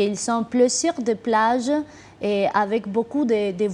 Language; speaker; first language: French; non-native, fluent; Spanish